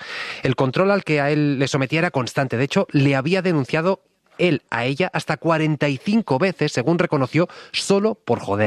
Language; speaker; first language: Spanish; native; Spanish